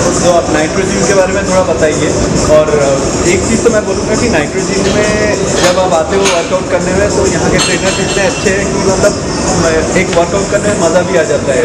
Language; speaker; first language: Hindi; native; Hindi